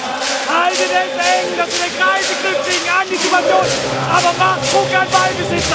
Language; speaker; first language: German; native; German